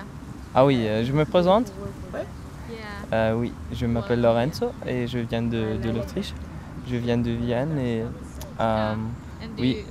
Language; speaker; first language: French; non-native, fluent; German